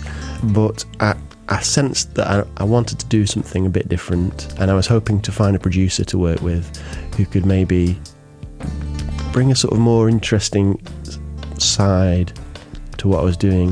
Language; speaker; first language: English; native; English